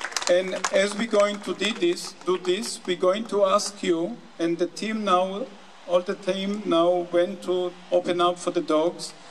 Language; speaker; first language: English; non-native, fluent; Hebrew